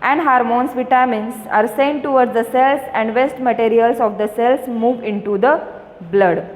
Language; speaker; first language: English; non-native, local second language; Marathi